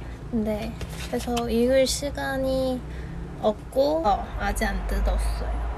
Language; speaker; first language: Korean; non-native, fluent; Chinese